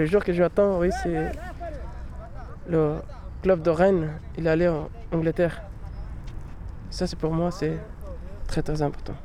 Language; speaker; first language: French; non-native, learner; Pashto